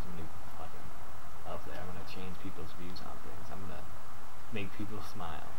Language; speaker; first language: English; native; English